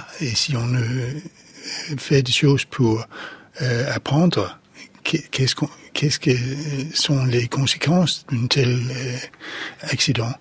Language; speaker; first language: French; non-native, fluent; Danish